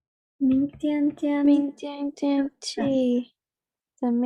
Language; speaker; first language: Chinese; non-native, learner; Norwegian